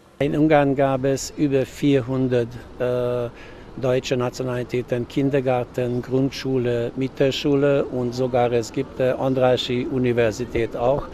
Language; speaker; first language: German; non-native, local second language; Hungarian